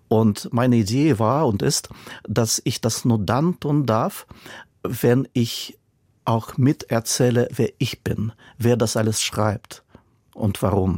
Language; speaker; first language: German; non-native, fluent; Russian